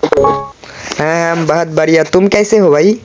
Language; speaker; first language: Hindi; non-native, learner; Bangla